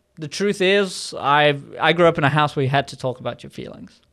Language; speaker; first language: English; native; English